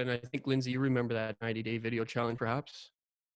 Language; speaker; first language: English; native; English